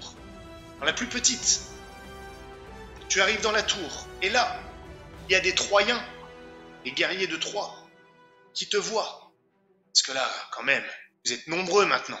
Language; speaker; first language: French; native; French